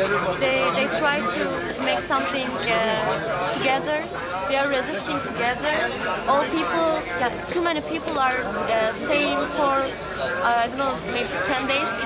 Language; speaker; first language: English; non-native, learner; Turkish